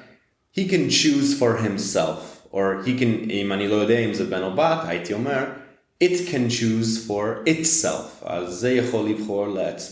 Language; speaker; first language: Hebrew; non-native, fluent; English